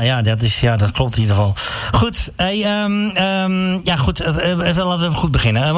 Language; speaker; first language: Dutch; native; Dutch